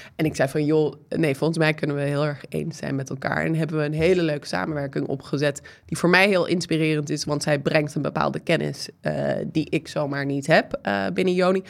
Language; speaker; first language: Dutch; non-native, fluent; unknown